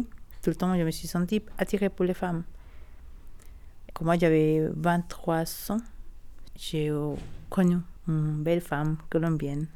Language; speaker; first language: French; non-native, learner; Spanish